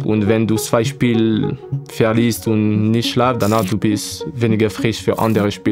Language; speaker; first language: German; non-native, fluent; French